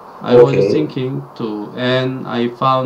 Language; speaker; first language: English; non-native, learner; Korean